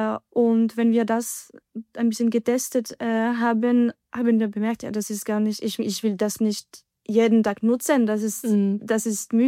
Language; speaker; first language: German; non-native, fluent; French